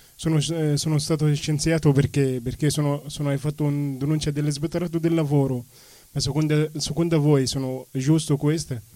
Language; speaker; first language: Italian; non-native, learner; Arabic